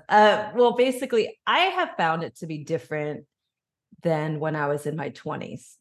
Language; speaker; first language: English; native; English